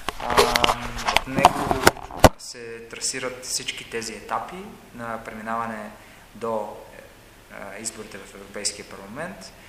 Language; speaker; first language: Bulgarian; native; Bulgarian